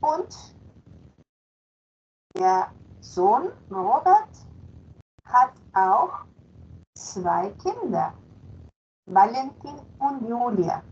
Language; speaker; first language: German; non-native, fluent; Spanish